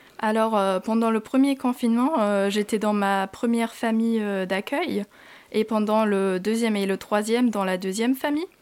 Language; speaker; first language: French; non-native, fluent; German